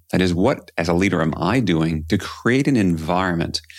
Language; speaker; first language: English; native; English